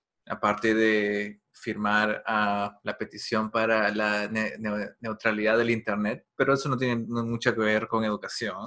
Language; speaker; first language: Spanish; non-native, fluent; English